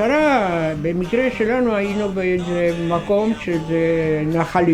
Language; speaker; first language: Hebrew; non-native, fluent; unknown